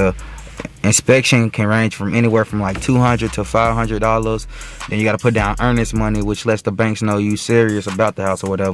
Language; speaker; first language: English; native; English